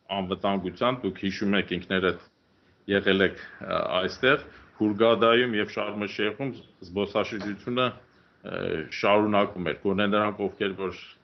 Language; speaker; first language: Armenian; native; Armenian